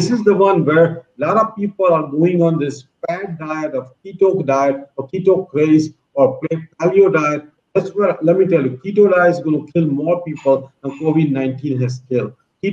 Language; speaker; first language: English; non-native, local second language; Gujarati